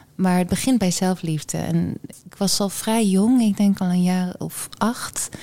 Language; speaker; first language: Dutch; early bilingual, heritage; Dutch